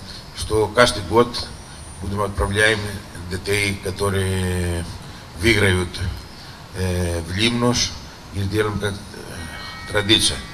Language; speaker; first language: Russian; non-native, learner; Greek